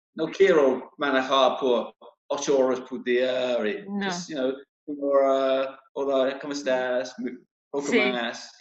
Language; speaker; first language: Spanish; non-native, learner; English